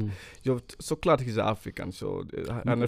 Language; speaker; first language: Swedish; non-native, fluent; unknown